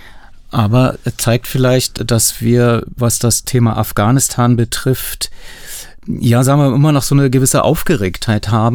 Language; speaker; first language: German; native; German